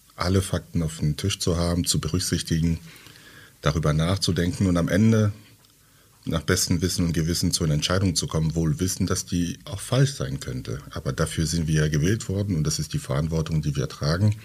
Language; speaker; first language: German; early bilingual, other home language; French